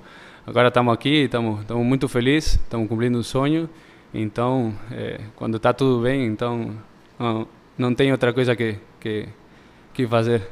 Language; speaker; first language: Portuguese; early bilingual, heritage; Spanish